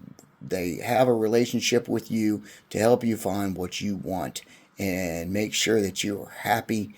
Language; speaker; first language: English; native; English